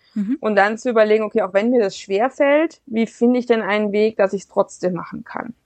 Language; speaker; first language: German; native; German